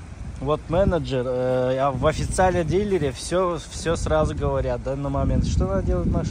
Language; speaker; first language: Russian; non-native, local second language; Uzbek